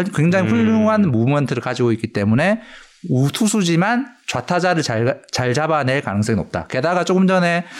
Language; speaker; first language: Korean; native; Korean